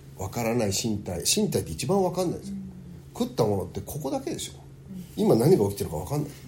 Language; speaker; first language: Japanese; early bilingual, heritage; Japanese